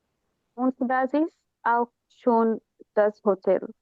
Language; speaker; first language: German; non-native, learner; Bangla